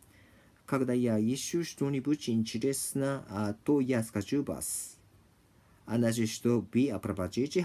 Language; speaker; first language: Russian; non-native, learner; Japanese